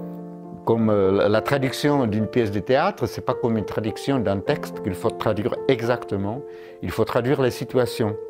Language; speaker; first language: French; non-native, fluent; Czech